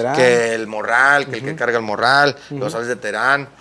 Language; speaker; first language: Spanish; native; Spanish